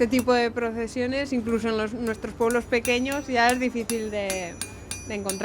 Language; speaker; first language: Spanish; native; Spanish